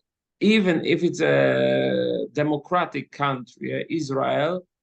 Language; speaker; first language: English; non-native, fluent; Polish